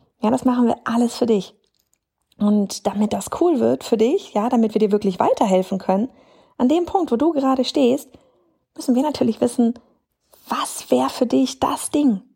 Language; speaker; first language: German; native; German